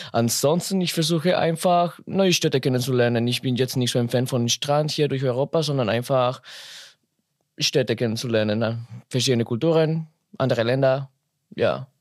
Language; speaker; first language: German; non-native, fluent; Spanish